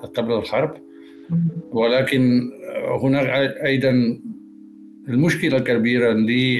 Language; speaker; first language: Arabic; non-native, learner; Dutch